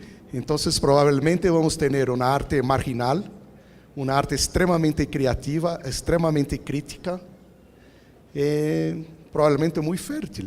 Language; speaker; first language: Spanish; non-native, fluent; Portuguese